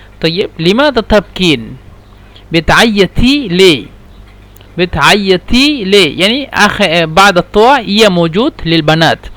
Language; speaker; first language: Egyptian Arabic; non-native, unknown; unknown